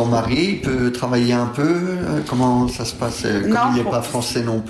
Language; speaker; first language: French; native; French